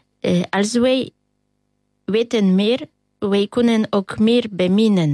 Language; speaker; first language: Dutch; non-native, learner; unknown